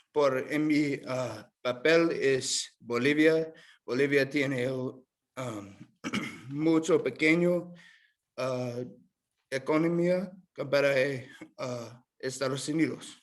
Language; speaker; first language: Spanish; non-native, learner; English